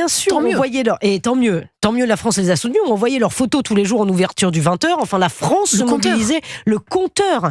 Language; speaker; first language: French; native; French